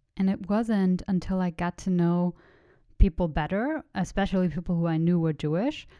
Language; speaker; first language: English; non-native, fluent; German